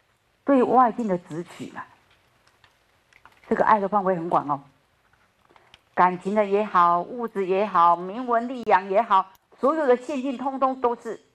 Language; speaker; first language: Chinese; native; Chinese